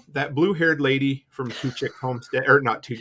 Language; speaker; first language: English; native; English